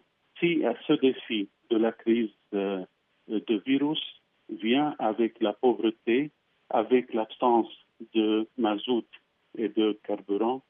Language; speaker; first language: French; non-native, fluent; Arabic